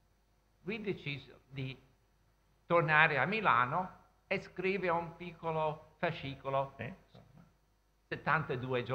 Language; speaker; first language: Italian; non-native, fluent; English